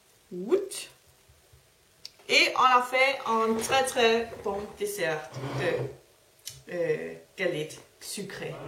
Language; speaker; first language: French; non-native, learner; Danish